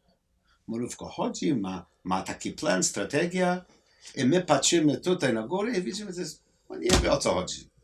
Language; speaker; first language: Polish; non-native, learner; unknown